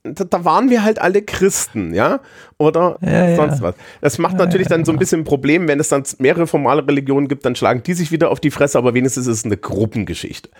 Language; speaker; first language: German; native; German